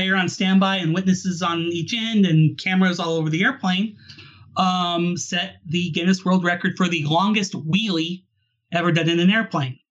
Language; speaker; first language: English; native; English